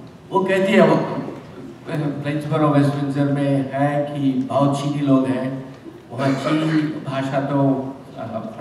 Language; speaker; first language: Hindi; non-native, local second language; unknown